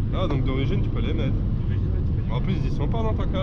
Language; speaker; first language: French; native; French